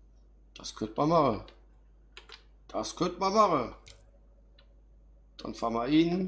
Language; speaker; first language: German; non-native, fluent; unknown